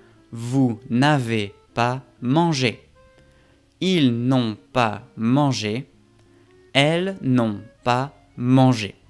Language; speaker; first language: French; non-native, fluent; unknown